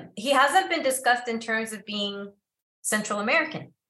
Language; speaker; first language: English; early bilingual, other home language; Spanish